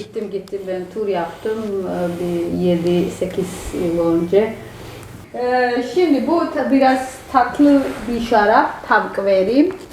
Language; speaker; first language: Turkish; non-native, fluent; Georgian